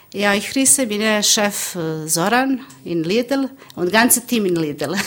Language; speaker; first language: German; non-native, learner; Bosnian